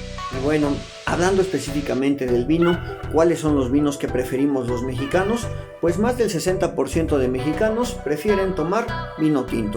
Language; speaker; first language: Spanish; native; Spanish